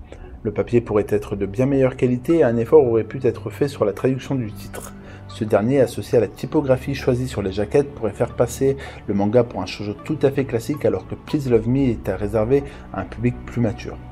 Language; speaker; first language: French; native; French